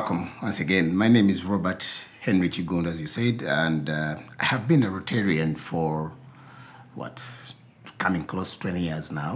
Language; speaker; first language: English; non-native, local second language; Ganda